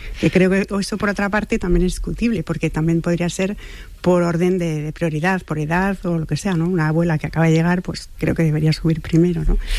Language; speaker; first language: Spanish; non-native, fluent; French